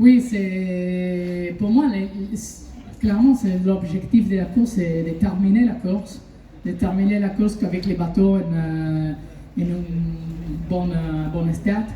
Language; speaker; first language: French; non-native, learner; Italian